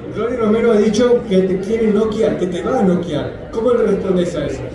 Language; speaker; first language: English; native; English